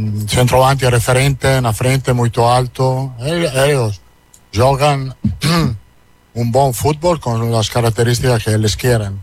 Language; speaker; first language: Portuguese; non-native, learner; Italian